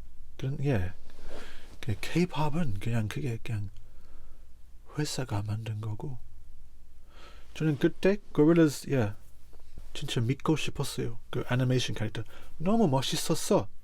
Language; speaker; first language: Korean; non-native, fluent; English